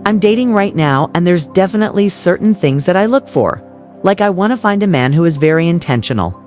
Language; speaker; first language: English; native; English